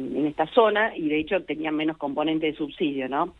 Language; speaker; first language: Spanish; native; Spanish